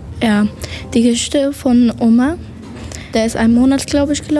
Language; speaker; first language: German; non-native, learner; Arabic